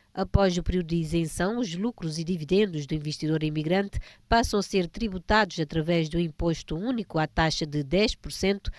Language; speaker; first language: Portuguese; non-native, local second language; Kabuverdianu